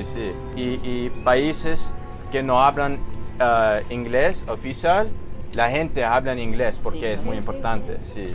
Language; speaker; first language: Spanish; non-native, learner; English